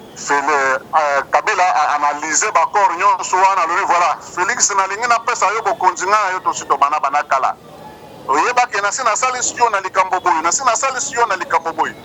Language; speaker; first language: Lingala; native; Lingala